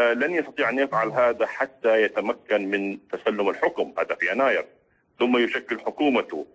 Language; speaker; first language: Arabic; native; Arabic